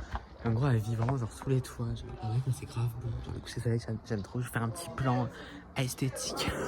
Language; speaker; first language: French; native; French